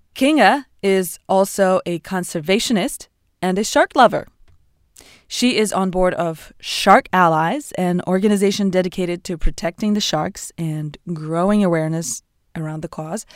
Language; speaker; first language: English; non-native, fluent; Russian